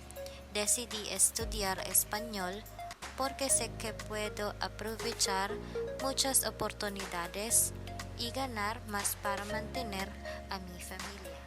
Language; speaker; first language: Spanish; non-native, learner; Filipino